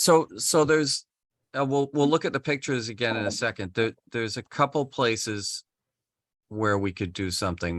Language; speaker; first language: English; native; English